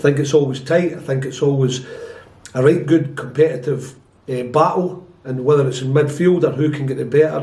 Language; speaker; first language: English; native; English